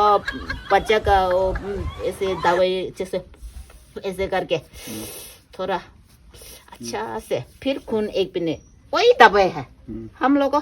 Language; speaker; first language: Hindi; non-native, local second language; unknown